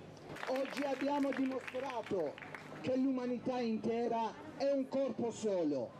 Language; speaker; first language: Italian; non-native, fluent; Persian